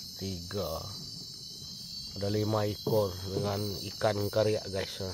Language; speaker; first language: Malay; non-native, local second language; Iban